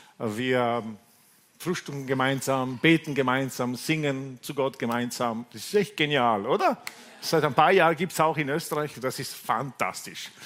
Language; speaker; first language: German; non-native, fluent; Italian